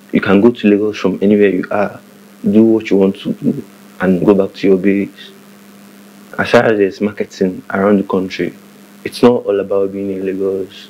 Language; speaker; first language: English; non-native, local second language; Igbo